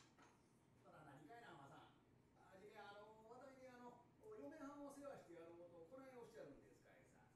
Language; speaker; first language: Japanese; native; Japanese